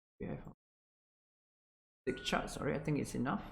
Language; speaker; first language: English; non-native, local second language; Malay